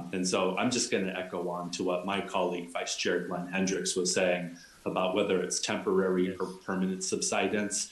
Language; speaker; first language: English; native; English